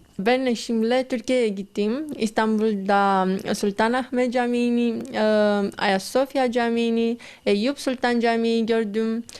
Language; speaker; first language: Turkish; non-native, learner; Romanian